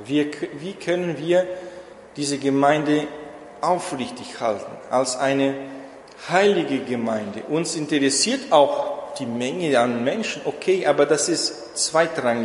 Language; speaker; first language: German; non-native, fluent; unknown